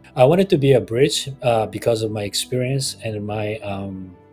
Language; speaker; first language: English; non-native, fluent; Japanese